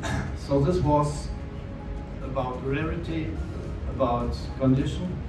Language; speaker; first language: English; non-native, fluent; German